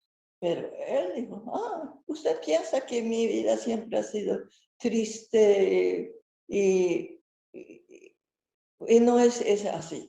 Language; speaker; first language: Spanish; non-native, fluent; Swedish